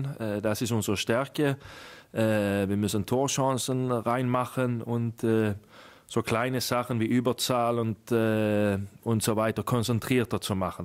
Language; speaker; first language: German; non-native, fluent; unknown